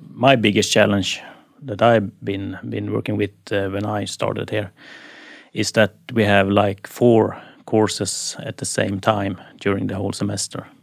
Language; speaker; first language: English; non-native, fluent; Swedish